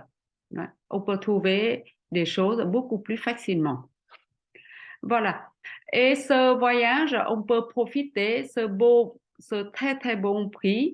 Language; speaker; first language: French; non-native, fluent; Vietnamese